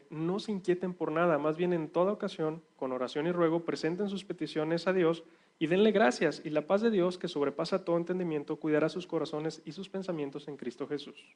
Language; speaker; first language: Spanish; native; Spanish